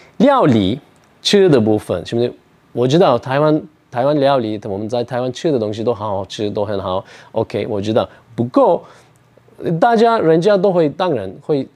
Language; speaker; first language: Chinese; non-native, fluent; Turkish